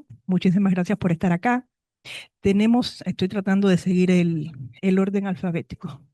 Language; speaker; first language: Spanish; native; Spanish